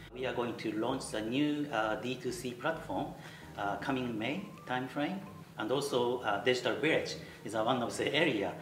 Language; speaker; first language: English; non-native, fluent; Japanese